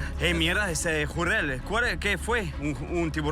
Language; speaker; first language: Spanish; non-native, fluent; French